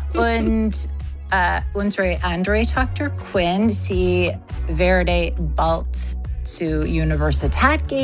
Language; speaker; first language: German; non-native, learner; English